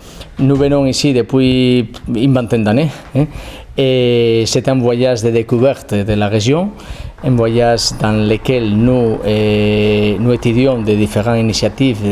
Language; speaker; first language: French; non-native, fluent; Spanish